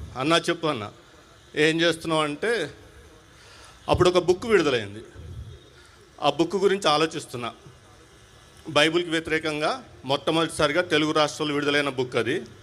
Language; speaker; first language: Telugu; non-native, local second language; Urdu